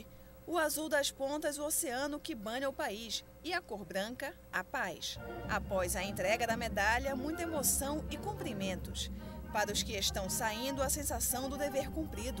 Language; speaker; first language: Portuguese; native; Portuguese